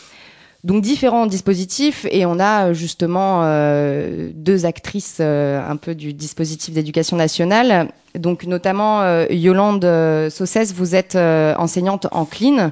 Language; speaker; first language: French; native; French